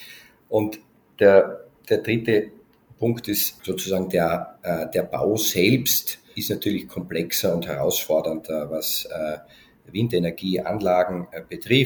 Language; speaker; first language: German; native; German